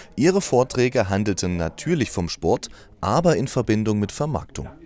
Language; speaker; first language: German; native; German